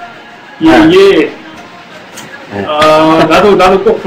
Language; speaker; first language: Korean; native; Korean